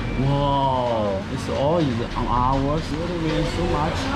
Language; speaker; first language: English; non-native, learner; Chinese